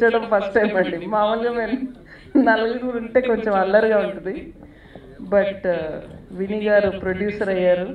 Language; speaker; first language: Telugu; native; Telugu